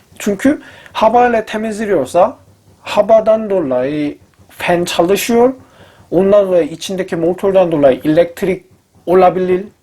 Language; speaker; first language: Turkish; non-native, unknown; Korean